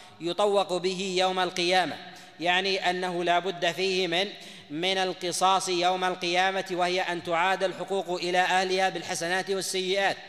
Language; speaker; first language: Arabic; native; Arabic